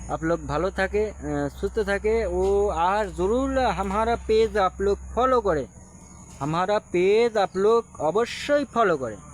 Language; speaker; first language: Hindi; non-native, learner; Bangla